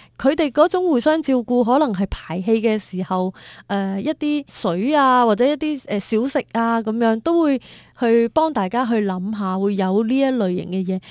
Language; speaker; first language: Cantonese; native; Cantonese